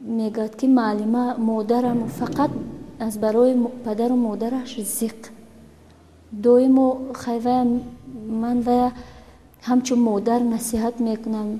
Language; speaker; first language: Tajik; non-native, local second language; Shughni